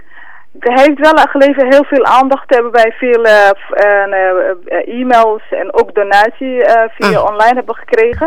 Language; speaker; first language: Dutch; non-native, fluent; Somali